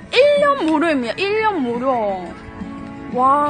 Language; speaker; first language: Korean; native; Korean